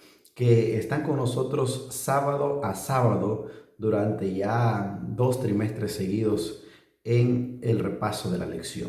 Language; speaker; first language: Spanish; native; Spanish